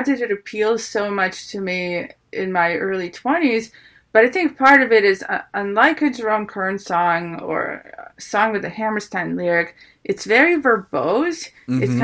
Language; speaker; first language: English; early bilingual, other home language; Ukrainian